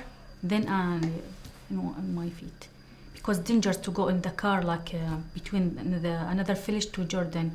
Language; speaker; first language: English; non-native, learner; Arabic